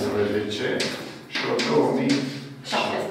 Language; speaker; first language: Romanian; native; Romanian